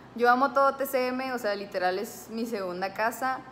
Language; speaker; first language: Spanish; native; Spanish